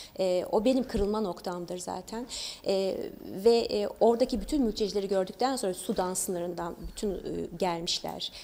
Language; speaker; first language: Turkish; native; Turkish